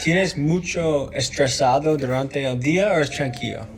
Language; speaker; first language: Spanish; non-native, learner; English